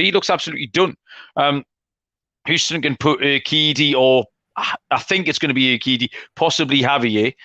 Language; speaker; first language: English; native; English